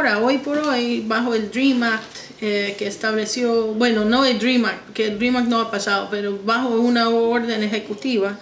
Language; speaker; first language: Spanish; non-native, fluent; English